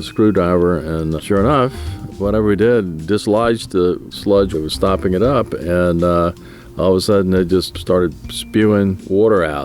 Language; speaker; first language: English; native; English